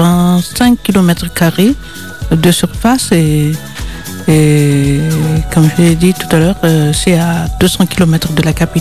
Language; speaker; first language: French; non-native, local second language; Malagasy